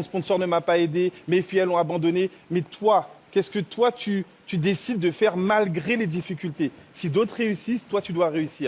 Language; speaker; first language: French; native; French